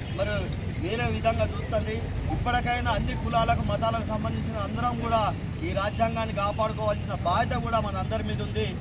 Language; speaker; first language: Telugu; native; Telugu